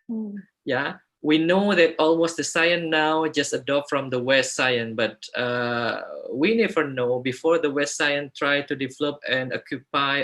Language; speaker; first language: English; non-native, fluent; Indonesian